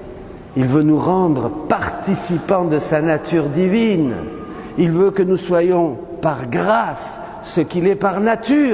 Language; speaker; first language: French; native; French